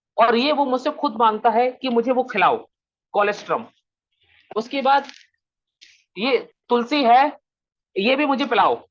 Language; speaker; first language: Hindi; native; Hindi